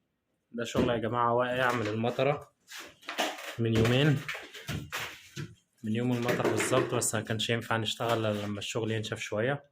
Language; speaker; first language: Arabic; native; Arabic